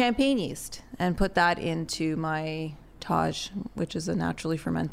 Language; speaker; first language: English; native; English